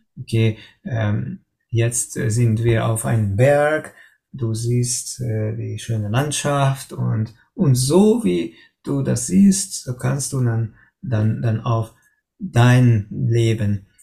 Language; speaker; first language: German; non-native, learner; Hungarian